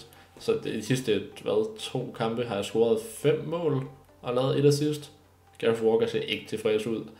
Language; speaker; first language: Danish; native; Danish